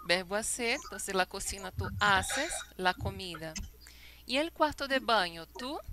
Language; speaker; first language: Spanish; non-native, fluent; Portuguese